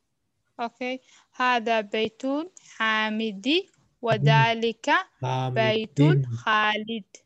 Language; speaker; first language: Arabic; non-native, learner; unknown